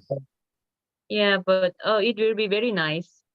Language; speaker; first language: English; non-native, learner; Korean